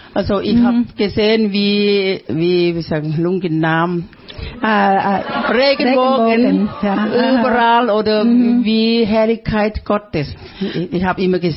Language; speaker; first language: German; non-native, fluent; Thai